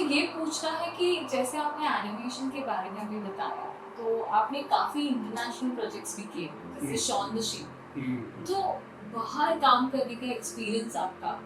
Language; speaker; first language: Hindi; native; Hindi